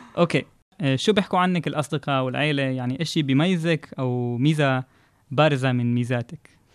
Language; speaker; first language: Arabic; non-native, fluent; Hebrew